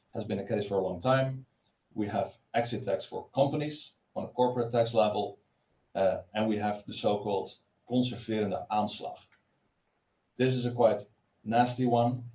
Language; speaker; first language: English; non-native, fluent; Dutch